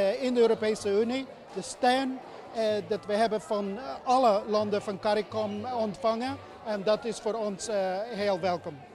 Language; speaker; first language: Dutch; non-native, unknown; English